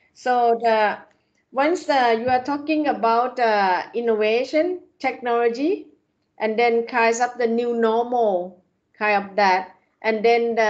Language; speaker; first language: English; non-native, fluent; Thai